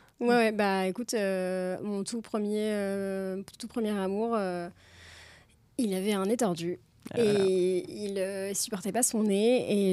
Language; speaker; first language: French; native; French